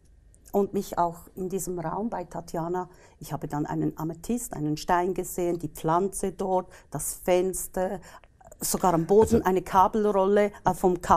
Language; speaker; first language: German; native; German